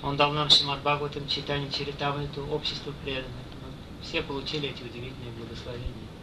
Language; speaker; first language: Russian; native; Russian